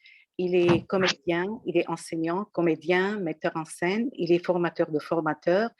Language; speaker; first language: French; non-native, local second language; Arabic